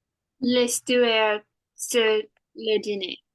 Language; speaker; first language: French; non-native, learner; English